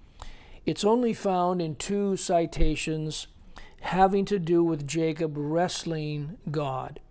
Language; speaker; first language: English; native; English